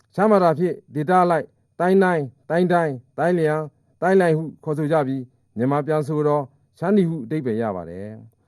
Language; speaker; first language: Burmese; non-native, local second language; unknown